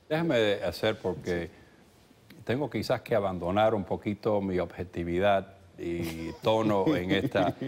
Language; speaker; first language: Spanish; early bilingual, heritage; Spanish